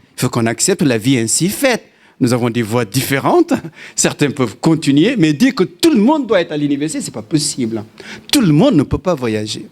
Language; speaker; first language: French; non-native, local second language; Wolof